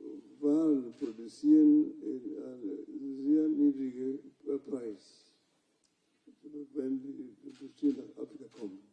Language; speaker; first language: German; non-native, fluent; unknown